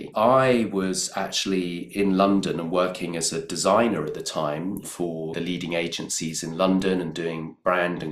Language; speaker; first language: English; native; English